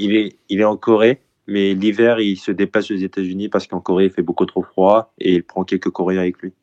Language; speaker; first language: French; early bilingual, other home language; Korean